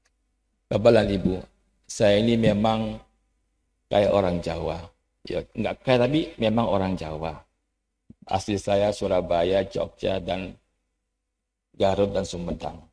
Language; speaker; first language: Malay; non-native, fluent; Javanese